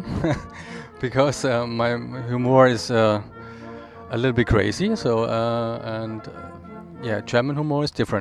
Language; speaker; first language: English; non-native, learner; German